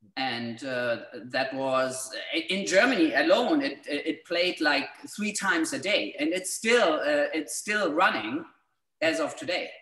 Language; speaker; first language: English; non-native, fluent; German